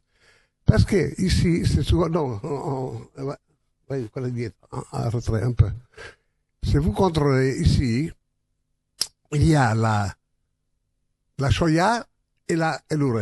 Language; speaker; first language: French; non-native, learner; Italian